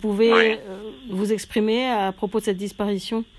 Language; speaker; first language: French; native; French